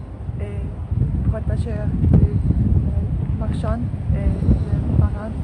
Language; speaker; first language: French; non-native, learner; Estonian